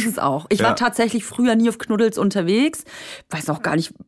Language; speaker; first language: German; native; German